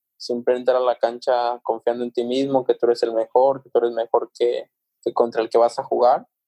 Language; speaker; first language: Spanish; native; Spanish